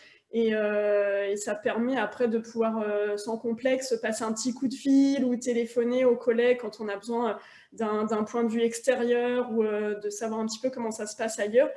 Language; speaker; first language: French; native; French